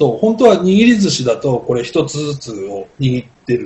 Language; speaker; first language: Japanese; native; Japanese